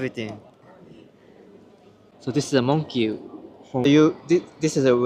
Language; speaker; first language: English; non-native, learner; Japanese